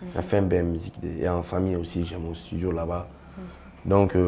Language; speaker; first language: French; non-native, local second language; Tamasheq